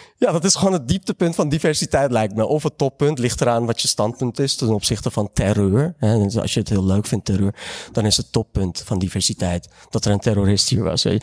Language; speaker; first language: Dutch; early bilingual, other home language; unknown